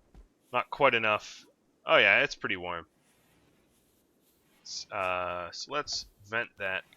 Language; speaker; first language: English; native; English